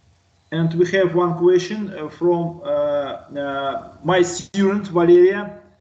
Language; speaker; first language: English; non-native, learner; Russian